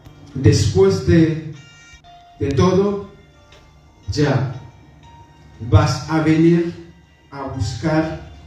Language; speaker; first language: Spanish; non-native, fluent; Haitian Creole